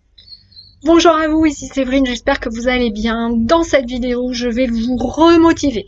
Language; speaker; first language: French; native; French